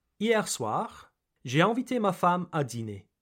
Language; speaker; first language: French; non-native, fluent; English